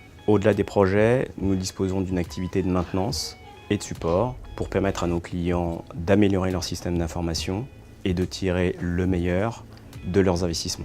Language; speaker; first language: French; native; French